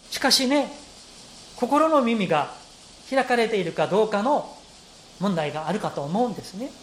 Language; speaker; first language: Japanese; non-native, fluent; Korean